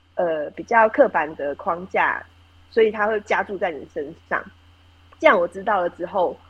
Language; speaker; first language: Chinese; native; Chinese